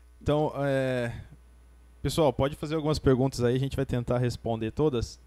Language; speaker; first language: Portuguese; native; Portuguese